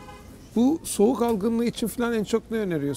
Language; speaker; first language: Turkish; native; Turkish